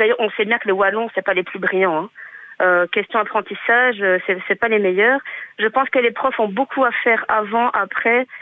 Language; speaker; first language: French; native; French